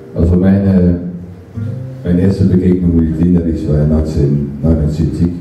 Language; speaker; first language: German; non-native, fluent; Dutch